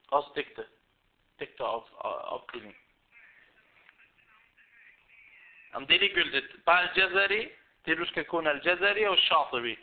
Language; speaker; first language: Danish; non-native, fluent; Arabic